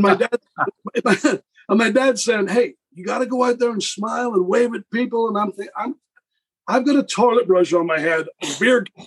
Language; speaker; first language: English; native; English